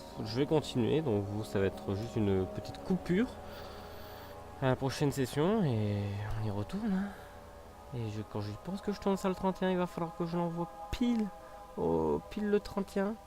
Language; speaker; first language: French; native; French